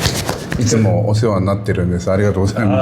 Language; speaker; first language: Japanese; native; Japanese